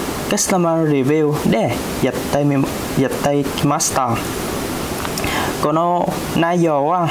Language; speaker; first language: Japanese; non-native, learner; Vietnamese